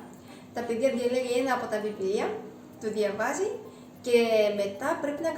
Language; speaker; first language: Greek; non-native, fluent; Japanese